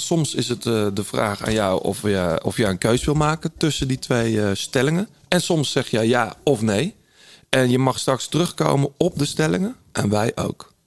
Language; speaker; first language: Dutch; native; Dutch